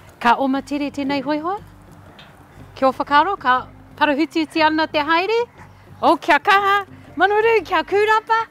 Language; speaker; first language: Māori; non-native, local second language; English